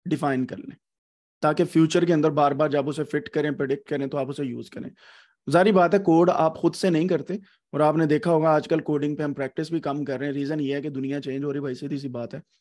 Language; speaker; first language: Urdu; non-native, local second language; Punjabi